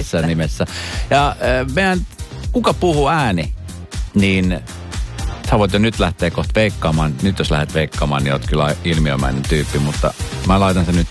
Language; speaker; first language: Finnish; native; Finnish